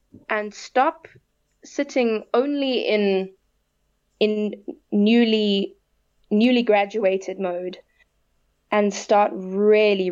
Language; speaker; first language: English; native; English